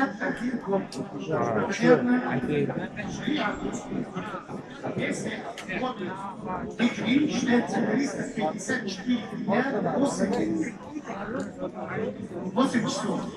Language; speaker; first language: Russian; non-native, learner; Tajik